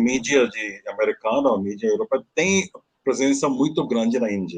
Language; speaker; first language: Portuguese; non-native, learner; Hindi